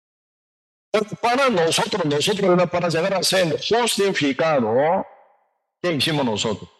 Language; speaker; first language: Spanish; non-native, learner; Korean